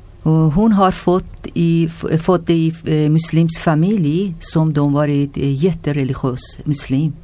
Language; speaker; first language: Swedish; non-native, learner; Persian